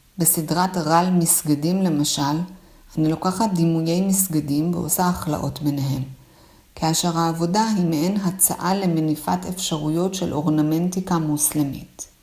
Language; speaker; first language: Hebrew; early bilingual, other home language; Persian